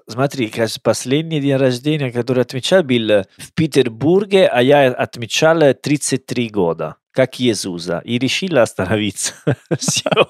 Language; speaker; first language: Russian; non-native, learner; Italian